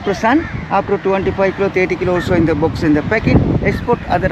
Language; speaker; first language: English; non-native, learner; Sinhala